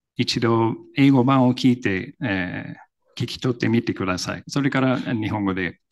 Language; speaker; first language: Japanese; non-native, fluent; English